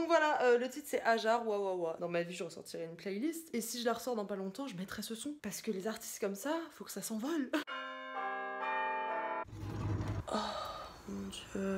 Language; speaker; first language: French; native; French